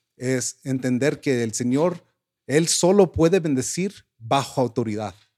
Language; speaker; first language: Spanish; early bilingual, heritage; Spanish